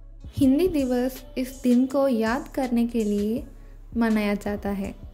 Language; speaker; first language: Hindi; non-native, local second language; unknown